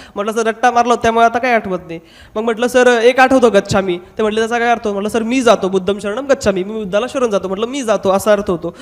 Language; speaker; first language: Marathi; non-native, local second language; Hindi